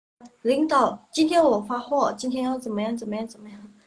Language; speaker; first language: Chinese; non-native, local second language; Indonesian